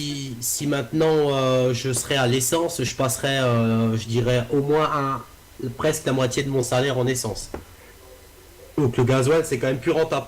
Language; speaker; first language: French; native; French